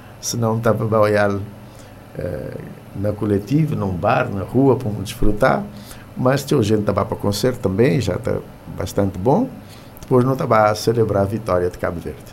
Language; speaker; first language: Portuguese; non-native, local second language; Kabuverdianu